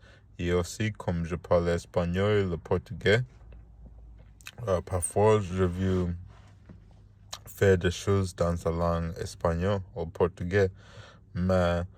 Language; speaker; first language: French; non-native, learner; Spanish